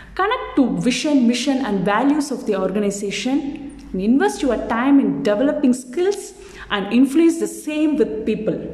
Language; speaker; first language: English; non-native, local second language; Tamil